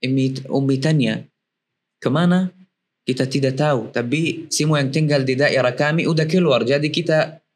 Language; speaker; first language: Indonesian; non-native, learner; Arabic